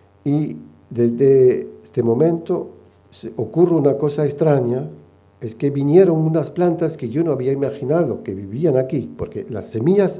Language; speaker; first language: Spanish; non-native, fluent; French